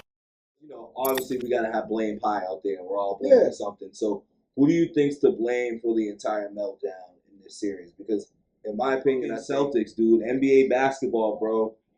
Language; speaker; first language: English; native; English